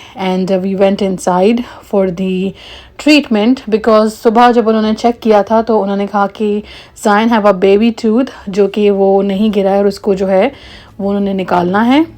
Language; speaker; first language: Urdu; native; Urdu